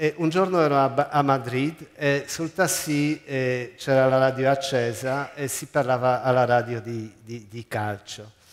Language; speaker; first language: Italian; non-native, fluent; Polish